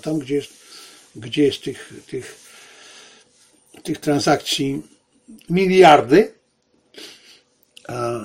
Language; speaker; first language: Polish; native; Polish